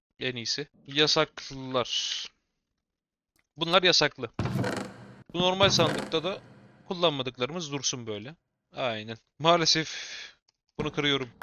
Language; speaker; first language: Turkish; native; Turkish